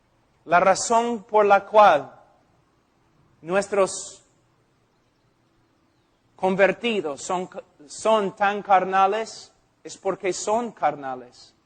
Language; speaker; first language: Spanish; non-native, fluent; English